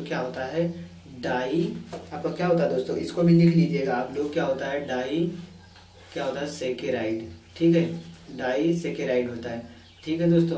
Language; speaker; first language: Hindi; native; Hindi